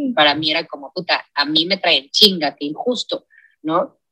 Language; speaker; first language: Spanish; native; Spanish